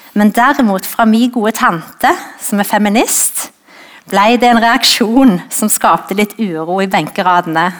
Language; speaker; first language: Norwegian; native; Norwegian